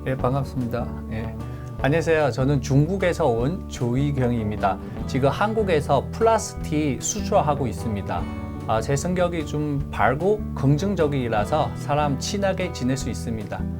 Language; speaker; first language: Korean; non-native, learner; Chinese